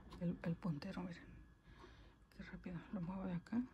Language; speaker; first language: Spanish; native; Spanish